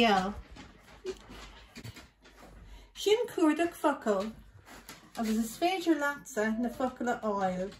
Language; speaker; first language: Irish; non-native, local second language; English